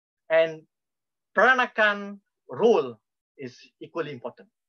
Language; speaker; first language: English; non-native, local second language; Malay